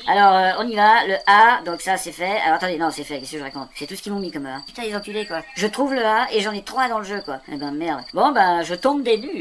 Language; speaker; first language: French; native; French